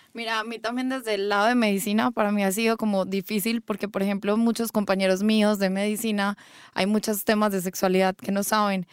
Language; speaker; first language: Spanish; native; Spanish